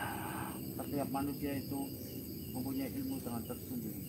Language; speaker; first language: Indonesian; non-native, local second language; Javanese